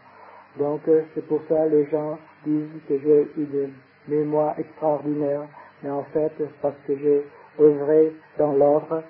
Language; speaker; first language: French; non-native, fluent; Vietnamese